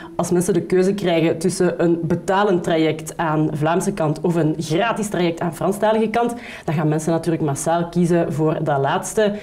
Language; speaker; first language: Dutch; native; Dutch